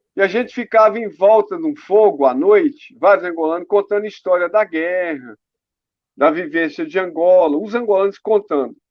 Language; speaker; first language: Portuguese; native; Portuguese